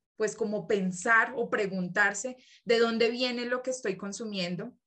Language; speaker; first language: Spanish; native; Spanish